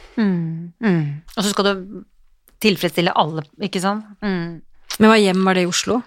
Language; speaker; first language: Norwegian; native; Norwegian